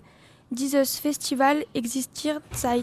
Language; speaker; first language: German; non-native, learner; French